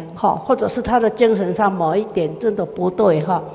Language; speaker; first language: Chinese; native; Chinese